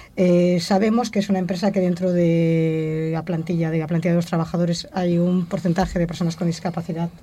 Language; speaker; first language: Spanish; non-native, local second language; Catalan